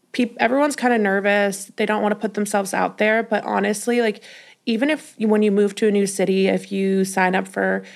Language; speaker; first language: English; native; English